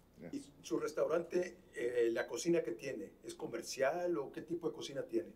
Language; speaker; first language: Spanish; early bilingual, heritage; Spanish